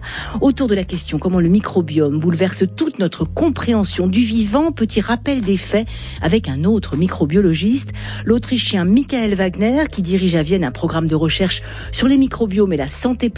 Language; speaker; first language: French; native; French